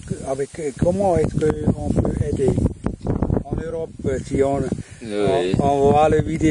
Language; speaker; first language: French; non-native, fluent; German